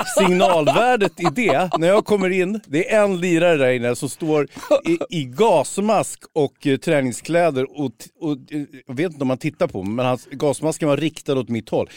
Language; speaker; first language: Swedish; native; Swedish